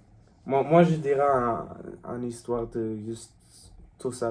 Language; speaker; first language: French; non-native, learner; Swedish